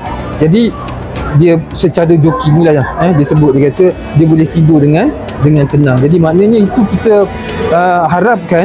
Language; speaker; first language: Malay; native; Malay